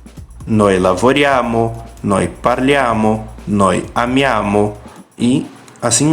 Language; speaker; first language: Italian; non-native, fluent; Portuguese